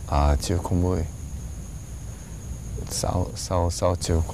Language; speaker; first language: Vietnamese; non-native, learner; English